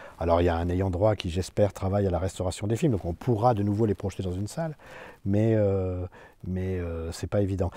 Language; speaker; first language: French; native; French